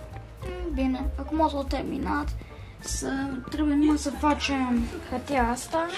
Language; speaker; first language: Romanian; early bilingual, heritage; Romanian